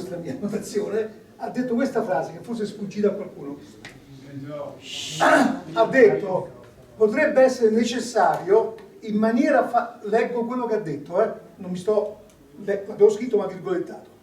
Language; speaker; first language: Italian; native; Italian